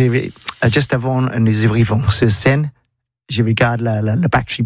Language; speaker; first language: French; non-native, learner; English